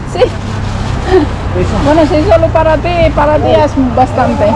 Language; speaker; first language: Spanish; non-native, fluent; Filipino